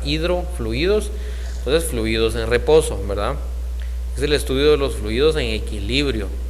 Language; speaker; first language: Spanish; native; Spanish